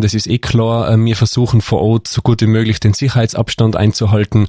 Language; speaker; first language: German; native; German